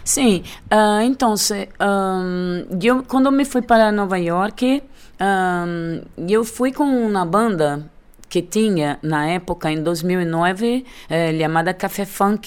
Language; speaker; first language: Spanish; non-native, learner; Portuguese